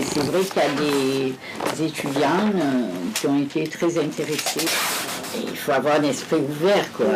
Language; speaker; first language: French; native; French